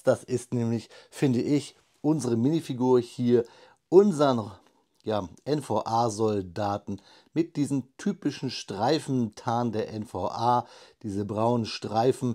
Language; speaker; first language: German; native; German